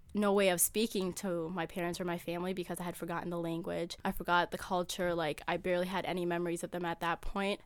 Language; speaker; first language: English; early bilingual, other home language; Amharic